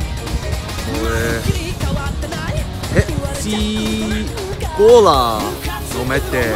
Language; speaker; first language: Japanese; non-native, learner; English